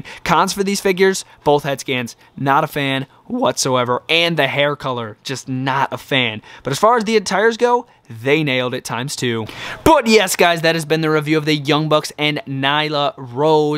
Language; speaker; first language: English; native; English